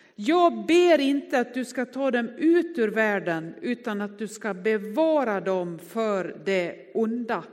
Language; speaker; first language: Swedish; native; Swedish